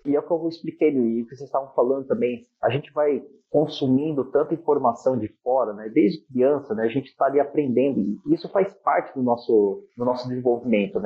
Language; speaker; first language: Portuguese; native; Portuguese